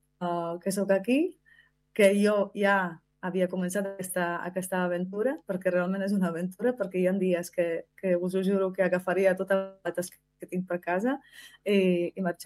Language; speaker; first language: Catalan; non-native, fluent; Slovak